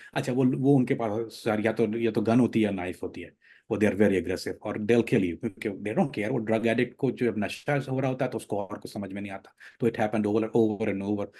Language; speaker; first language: Urdu; native; Urdu